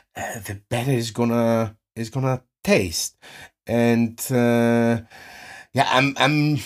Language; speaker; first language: English; non-native, fluent; Greek